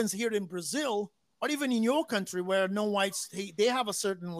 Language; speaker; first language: English; non-native, fluent; Portuguese